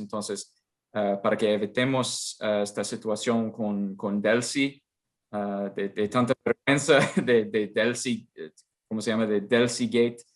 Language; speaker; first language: Spanish; non-native, fluent; English